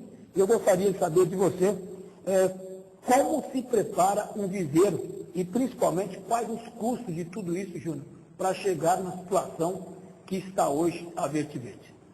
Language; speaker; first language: Portuguese; native; Portuguese